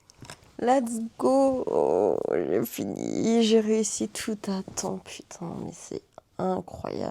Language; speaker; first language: French; native; French